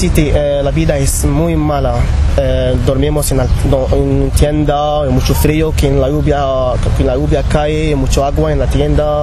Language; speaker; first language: Spanish; non-native, learner; Arabic